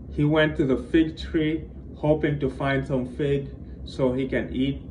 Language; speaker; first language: English; non-native, fluent; Wolof